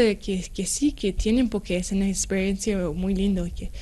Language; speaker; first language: Spanish; non-native, learner; English